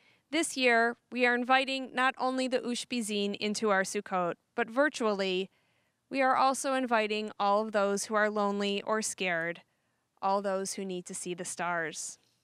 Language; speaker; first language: English; native; English